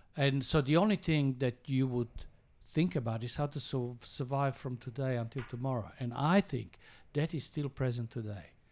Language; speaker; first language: English; early bilingual, other home language; Croatian